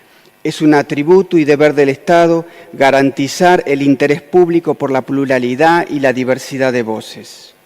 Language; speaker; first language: Spanish; native; Spanish